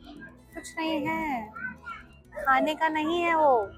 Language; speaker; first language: Hindi; native; Hindi